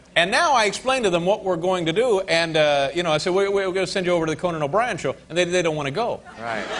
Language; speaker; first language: English; native; English